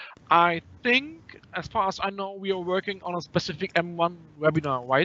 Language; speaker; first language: English; non-native, fluent; German